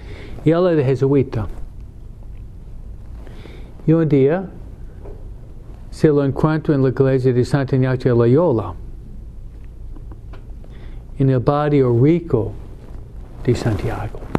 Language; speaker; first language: Spanish; non-native, fluent; English